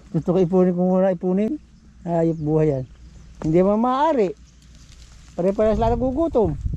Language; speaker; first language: Filipino; native; Filipino